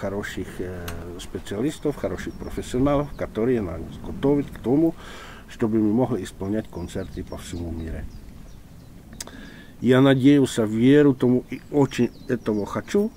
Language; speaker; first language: Russian; non-native, fluent; Czech